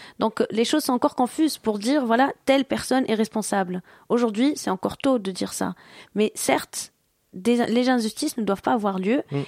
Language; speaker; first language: French; non-native, local second language; Arabic